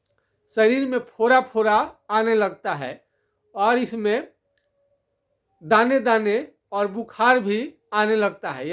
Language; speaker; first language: Hindi; non-native, local second language; Bhojpuri